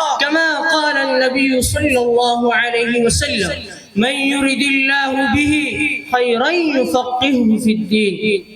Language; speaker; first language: Arabic; non-native, learner; Urdu